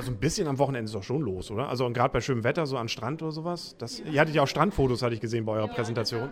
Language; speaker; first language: German; native; German